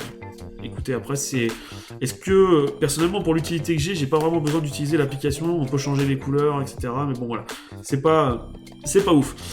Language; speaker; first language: French; native; French